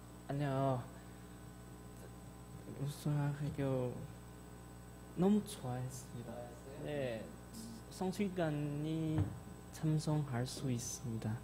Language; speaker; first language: Korean; non-native, learner; Chinese